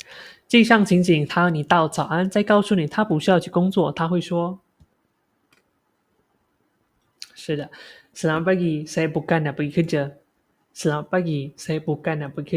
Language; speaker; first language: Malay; non-native, local second language; Chinese